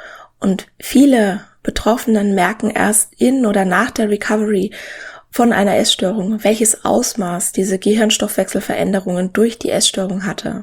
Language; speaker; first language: German; native; German